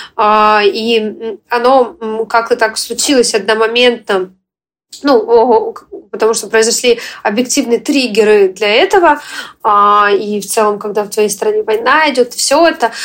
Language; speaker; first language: Russian; non-native, fluent; Ukrainian